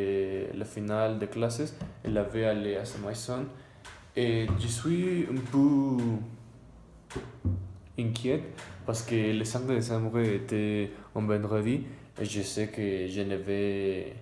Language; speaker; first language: French; non-native, learner; Spanish